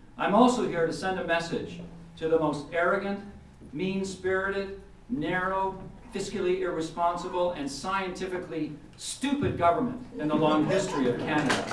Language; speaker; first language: English; native; English